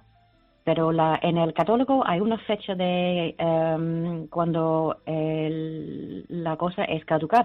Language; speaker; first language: Spanish; non-native, learner; English